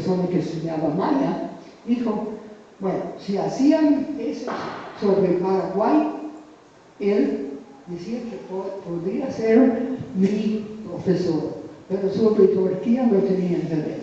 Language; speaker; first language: Spanish; non-native, fluent; English